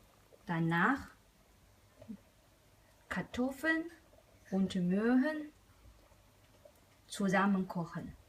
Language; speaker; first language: German; non-native, learner; Chinese